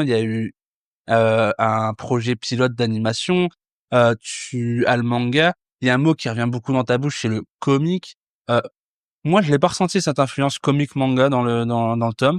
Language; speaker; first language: French; native; French